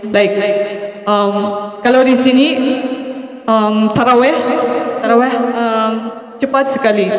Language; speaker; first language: Indonesian; non-native, fluent; Maranao